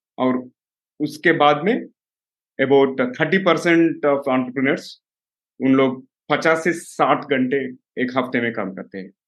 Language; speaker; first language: Hindi; non-native, local second language; Telugu